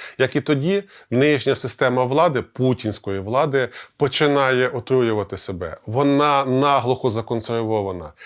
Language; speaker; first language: Ukrainian; native; Ukrainian